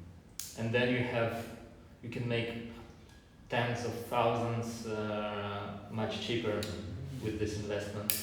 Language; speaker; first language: English; non-native, fluent; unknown